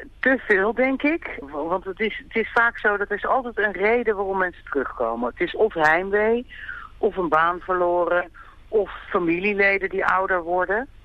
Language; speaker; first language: Dutch; native; Dutch